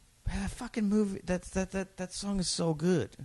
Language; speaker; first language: English; native; English